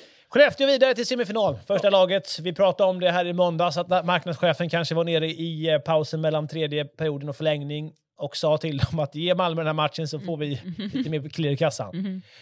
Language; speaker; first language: Swedish; native; Swedish